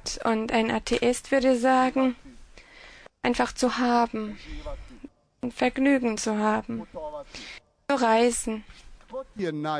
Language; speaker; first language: German; non-native, fluent; Croatian